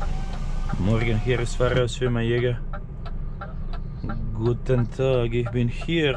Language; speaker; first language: German; non-native, learner; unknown